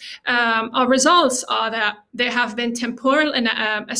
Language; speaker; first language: English; non-native, fluent; Arabic